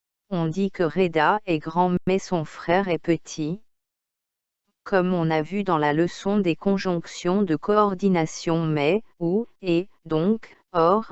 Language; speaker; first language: French; non-native, local second language; Arabic